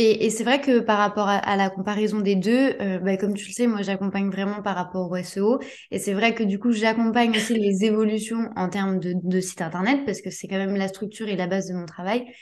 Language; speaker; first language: French; native; French